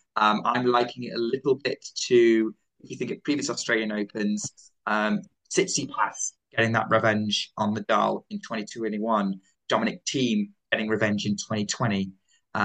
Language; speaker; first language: English; native; English